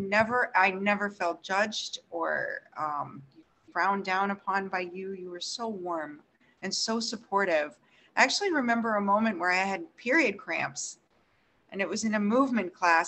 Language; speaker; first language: English; early bilingual, other home language; Russian